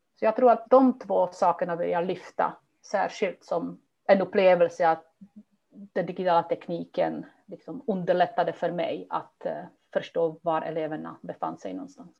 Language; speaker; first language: Swedish; non-native, fluent; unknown